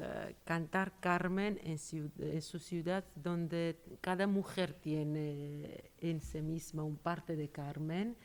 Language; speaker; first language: Spanish; non-native, fluent; Georgian